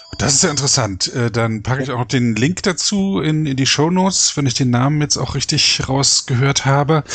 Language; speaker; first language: German; native; German